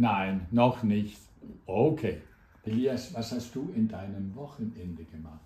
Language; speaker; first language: German; non-native, fluent; Danish